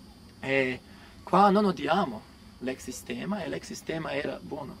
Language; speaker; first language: Italian; non-native, fluent; Serbian